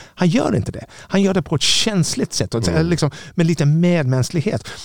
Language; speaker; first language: Swedish; non-native, fluent; English